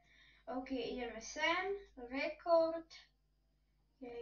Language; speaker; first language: English; non-native, local second language; Slovak